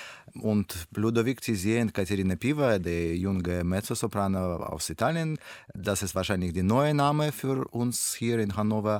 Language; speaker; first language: German; non-native, learner; Russian